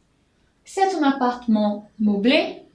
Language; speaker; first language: French; non-native, fluent; Portuguese